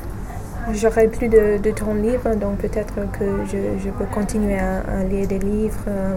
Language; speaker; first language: French; non-native, fluent; English